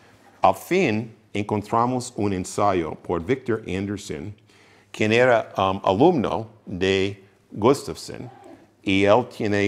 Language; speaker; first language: Spanish; non-native, fluent; English